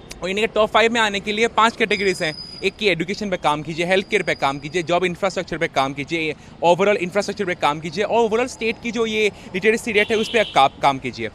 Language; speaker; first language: Hindi; non-native, local second language; Assamese